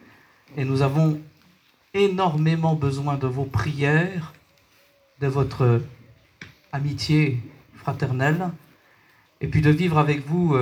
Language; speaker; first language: French; native; French